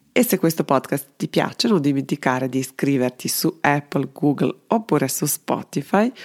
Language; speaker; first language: Italian; non-native, fluent; Serbian